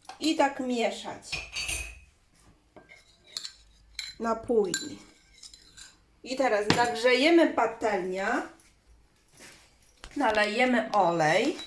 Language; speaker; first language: Polish; non-native, learner; Chinese